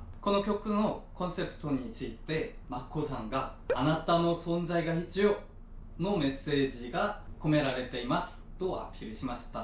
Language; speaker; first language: Japanese; non-native, learner; Korean